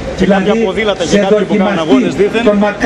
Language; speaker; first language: Greek; native; Greek